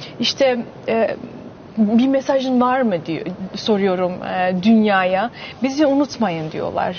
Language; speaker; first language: Turkish; early bilingual, heritage; Turkish